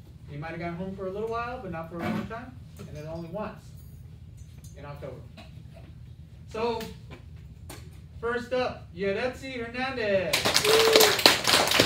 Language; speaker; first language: English; native; English